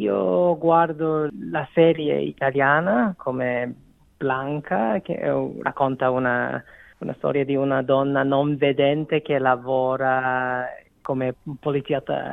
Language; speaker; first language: Italian; non-native, fluent; Korean